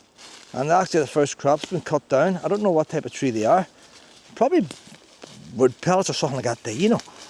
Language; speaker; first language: English; native; English